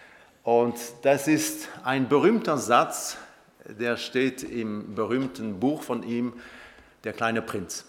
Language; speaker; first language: German; non-native, local second language; French